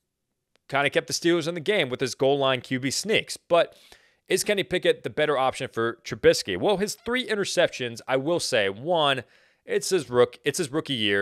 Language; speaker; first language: English; native; English